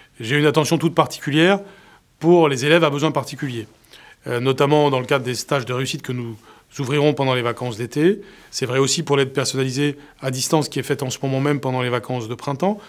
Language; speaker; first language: French; native; French